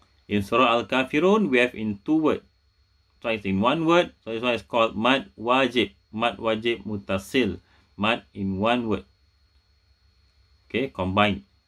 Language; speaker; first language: English; non-native, local second language; Malay